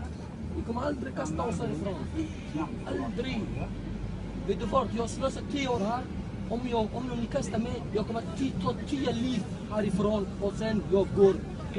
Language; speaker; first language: Swedish; non-native, learner; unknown